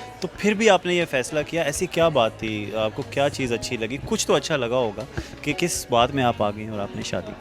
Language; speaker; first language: Urdu; native; Urdu